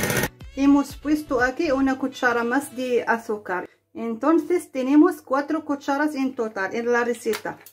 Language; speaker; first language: Spanish; non-native, fluent; Arabic